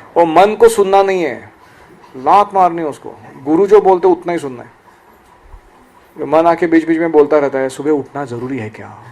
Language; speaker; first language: Hindi; non-native, local second language; Marathi